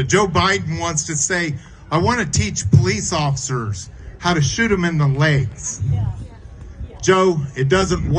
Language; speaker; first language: English; native; English